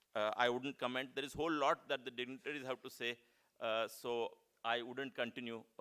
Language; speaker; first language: English; non-native, local second language; Marathi